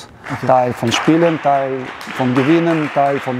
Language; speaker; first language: German; non-native, learner; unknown